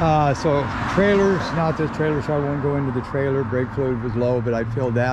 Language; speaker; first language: English; native; English